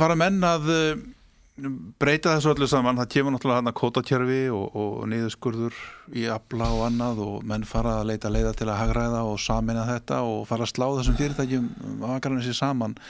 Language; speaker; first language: Icelandic; native; Icelandic